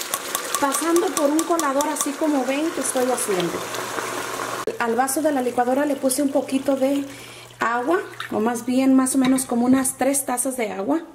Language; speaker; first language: Spanish; native; Spanish